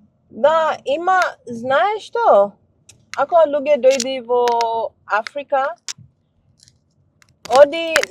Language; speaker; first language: Macedonian; non-native, learner; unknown